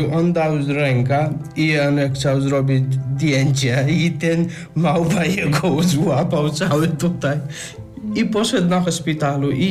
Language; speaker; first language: Polish; non-native, learner; Nepali